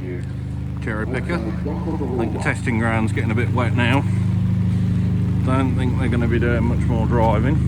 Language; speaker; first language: English; native; English